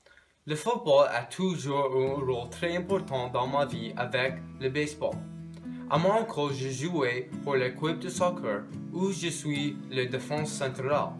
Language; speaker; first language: French; non-native, local second language; English